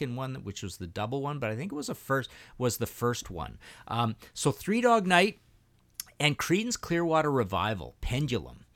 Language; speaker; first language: English; early bilingual, other home language; Russian